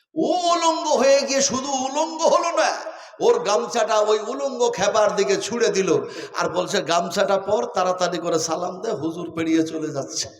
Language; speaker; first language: Bangla; non-native, local second language; Urdu